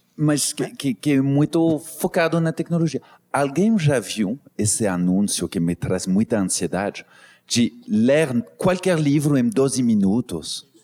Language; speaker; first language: Portuguese; non-native, fluent; French